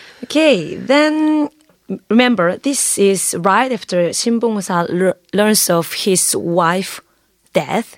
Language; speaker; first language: English; non-native, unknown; Korean